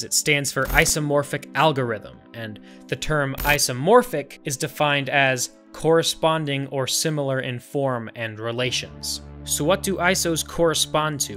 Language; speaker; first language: English; native; English